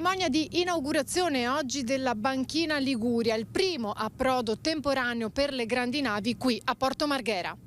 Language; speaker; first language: Italian; native; Italian